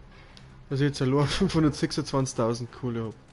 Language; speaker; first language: German; native; German